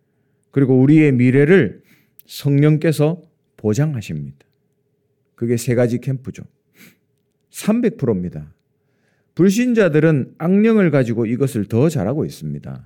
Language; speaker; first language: Korean; native; Korean